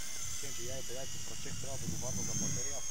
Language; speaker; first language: Bulgarian; native; Bulgarian